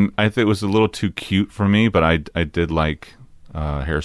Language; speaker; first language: English; native; English